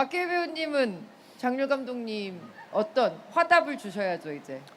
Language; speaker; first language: Korean; native; Korean